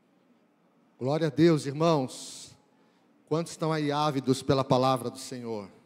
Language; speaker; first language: Portuguese; native; Portuguese